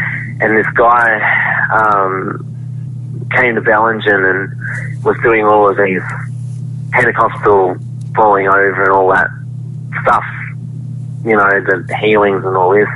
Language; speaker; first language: English; native; English